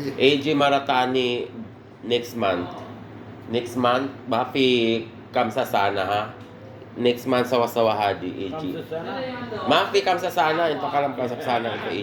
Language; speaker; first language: Arabic; non-native, learner; Filipino